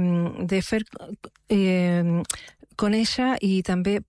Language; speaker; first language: Catalan; non-native, fluent; Spanish